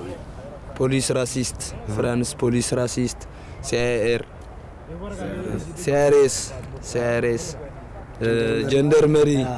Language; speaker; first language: English; non-native, learner; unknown